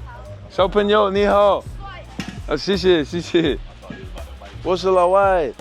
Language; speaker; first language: Chinese; non-native, learner; English